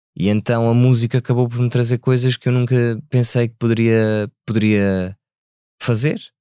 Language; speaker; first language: Portuguese; early bilingual, other home language; French